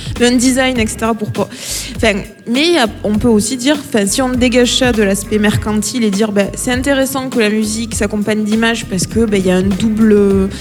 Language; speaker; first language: French; native; French